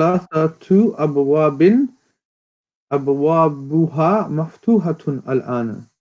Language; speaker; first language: Arabic; non-native, learner; English